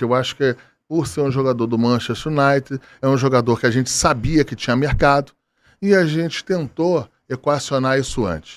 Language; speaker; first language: Portuguese; native; Portuguese